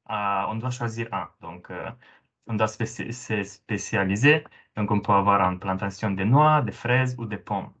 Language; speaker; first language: French; non-native, fluent; Romanian